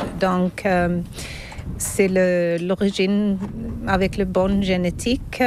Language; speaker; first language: French; non-native, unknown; Swedish